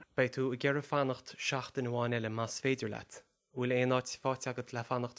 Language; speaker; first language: Irish; native; Irish